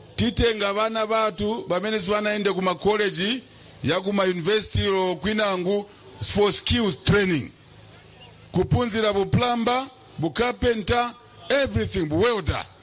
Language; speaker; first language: Nyanja; non-native, local second language; Bemba